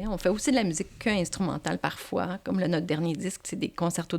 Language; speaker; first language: French; native; French